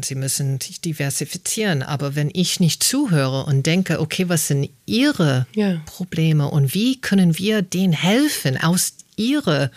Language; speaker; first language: German; non-native, fluent; English